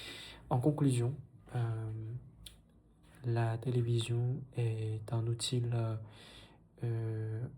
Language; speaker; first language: French; non-native, fluent; Vietnamese